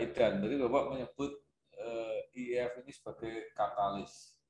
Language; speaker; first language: Indonesian; native; Indonesian